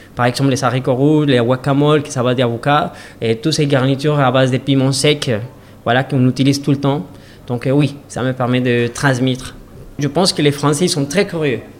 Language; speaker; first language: French; non-native, learner; Spanish